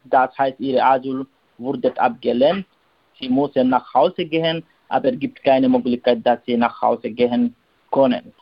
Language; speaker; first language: German; non-native, learner; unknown